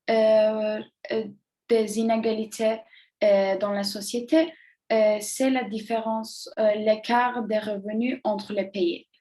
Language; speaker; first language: French; non-native, learner; Turkish